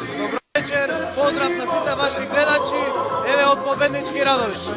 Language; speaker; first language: Macedonian; native; Macedonian